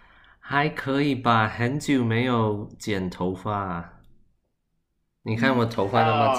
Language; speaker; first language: Chinese; early bilingual, heritage; Chinese